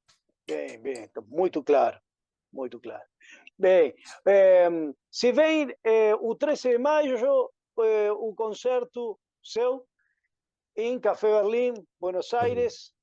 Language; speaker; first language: Portuguese; non-native, learner; Spanish